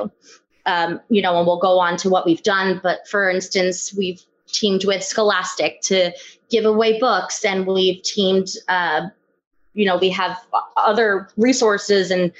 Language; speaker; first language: English; native; English